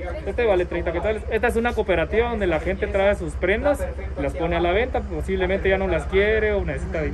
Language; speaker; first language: Spanish; native; Spanish